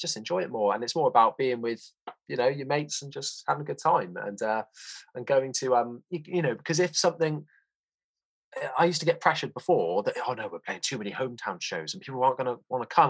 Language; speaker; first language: English; native; English